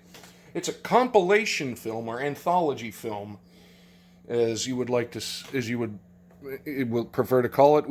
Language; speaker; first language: English; native; English